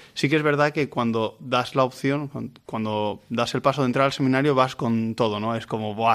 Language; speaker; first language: Spanish; native; Spanish